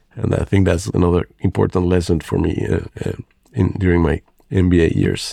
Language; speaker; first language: English; non-native, fluent; Spanish